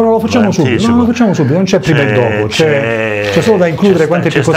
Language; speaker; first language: Italian; native; Italian